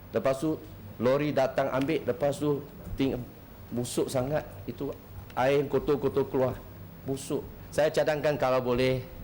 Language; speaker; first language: Malay; non-native, local second language; Chinese